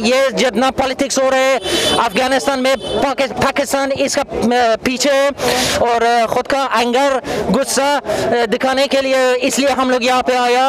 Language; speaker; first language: Hindi; non-native, fluent; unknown